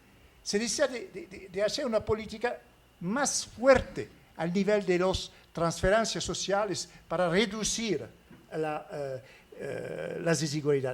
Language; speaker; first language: Spanish; non-native, fluent; French